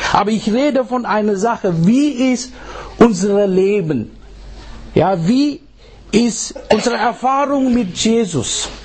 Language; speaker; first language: German; non-native, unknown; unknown